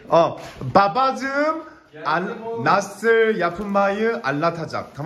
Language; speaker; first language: Turkish; non-native, learner; Korean